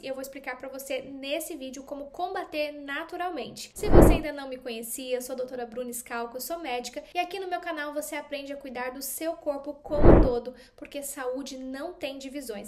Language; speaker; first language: Portuguese; native; Portuguese